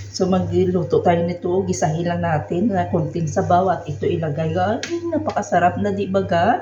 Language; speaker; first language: Filipino; non-native, local second language; Hiligaynon